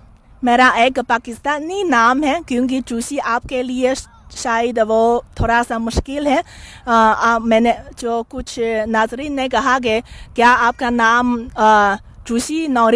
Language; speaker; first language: Hindi; non-native, fluent; Chinese